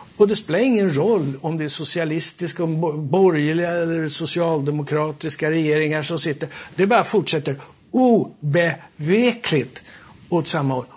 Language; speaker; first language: Swedish; native; Swedish